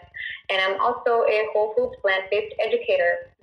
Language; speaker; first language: English; non-native, local second language; Punjabi